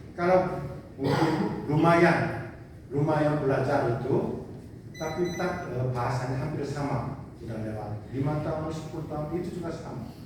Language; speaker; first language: Indonesian; non-native, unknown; Korean